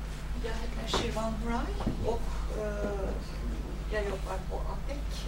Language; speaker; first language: Swedish; non-native, fluent; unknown